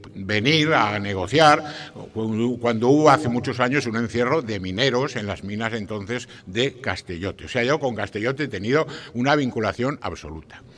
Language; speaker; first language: Spanish; native; Spanish